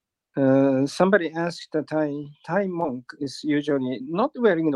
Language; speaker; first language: English; non-native, learner; Japanese